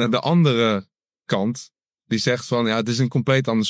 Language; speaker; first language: Dutch; native; Dutch